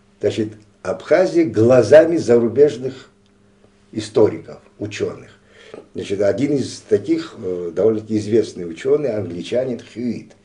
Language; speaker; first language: Russian; non-native, local second language; Abkhazian